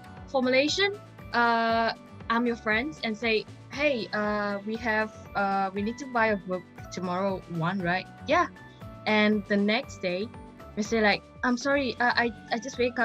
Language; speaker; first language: English; non-native, local second language; Chinese